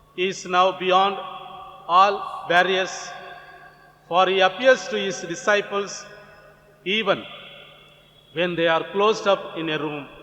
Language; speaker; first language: English; non-native, local second language; Gujarati